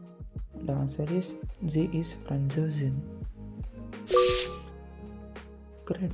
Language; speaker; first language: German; non-native, fluent; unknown